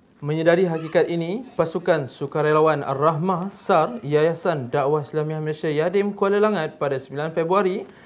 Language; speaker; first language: Malay; native; Malay